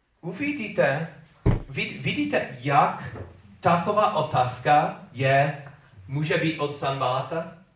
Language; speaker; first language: Czech; non-native, learner; English